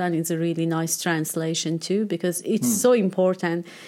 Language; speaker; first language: English; non-native, fluent; Persian